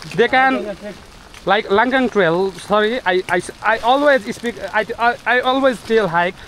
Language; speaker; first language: English; non-native, local second language; Nepali